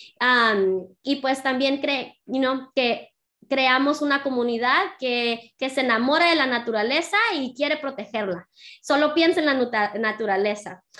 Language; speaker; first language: Spanish; early bilingual, heritage; Spanish